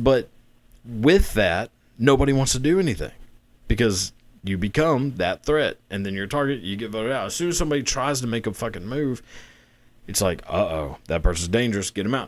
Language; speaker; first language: English; native; English